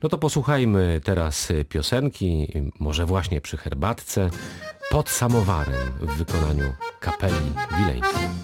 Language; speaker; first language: Polish; native; Polish